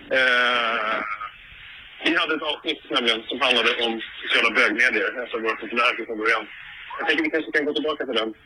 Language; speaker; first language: Swedish; native; Swedish